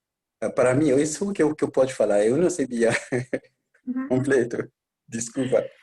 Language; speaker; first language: Portuguese; non-native, learner; Bambara